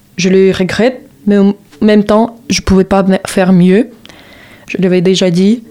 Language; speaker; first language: French; non-native, fluent; Russian